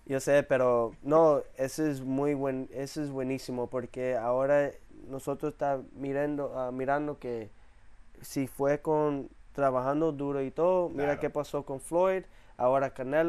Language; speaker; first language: Spanish; early bilingual, heritage; English